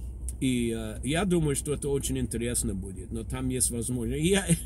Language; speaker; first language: Russian; non-native, fluent; English